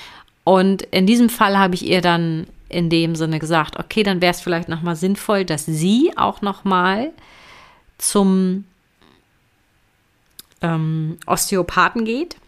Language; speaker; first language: German; native; German